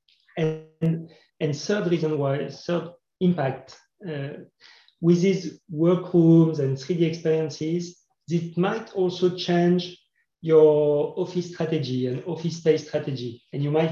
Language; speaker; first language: English; non-native, fluent; French